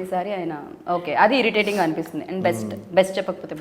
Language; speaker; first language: Telugu; native; Telugu